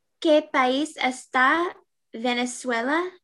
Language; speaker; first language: Spanish; non-native, learner; English